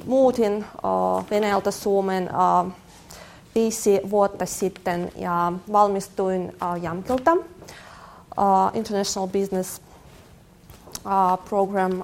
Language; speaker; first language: Finnish; non-native, learner; Russian